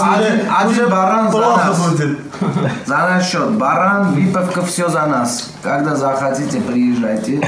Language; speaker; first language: Russian; non-native, fluent; Armenian